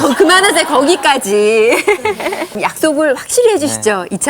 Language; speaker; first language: Korean; native; Korean